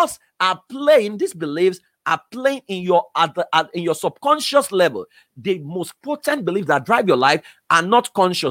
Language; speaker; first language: English; non-native, local second language; Yoruba